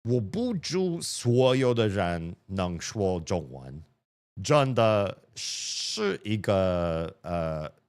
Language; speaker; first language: Chinese; non-native, learner; English